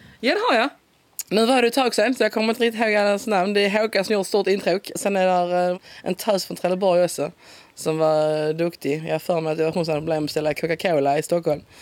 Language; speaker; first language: Swedish; native; Swedish